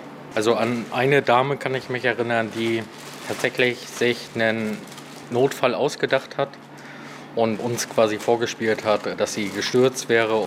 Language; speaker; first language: German; native; German